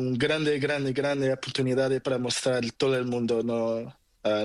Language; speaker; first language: Spanish; non-native, learner; Portuguese